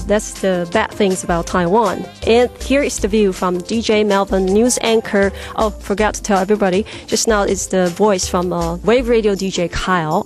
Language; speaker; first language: English; non-native, fluent; Chinese